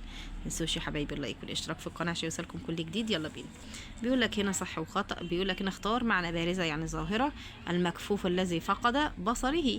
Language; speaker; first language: Arabic; native; Arabic